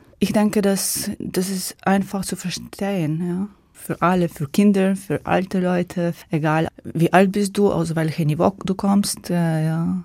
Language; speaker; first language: German; non-native, learner; Ukrainian